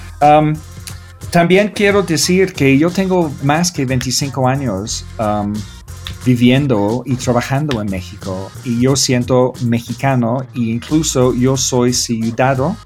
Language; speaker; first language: Spanish; non-native, fluent; English